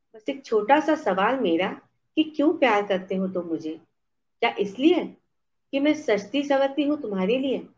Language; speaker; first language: Hindi; native; Hindi